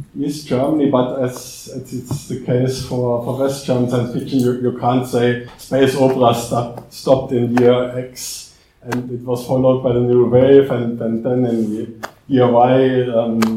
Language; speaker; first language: English; non-native, fluent; German